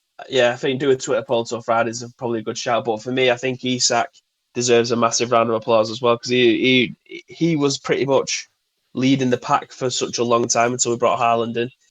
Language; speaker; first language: English; native; English